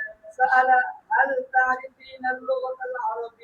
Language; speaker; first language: Arabic; non-native, learner; Bangla